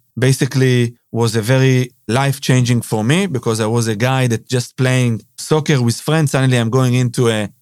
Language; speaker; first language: English; non-native, fluent; Hebrew